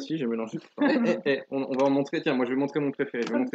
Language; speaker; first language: French; native; French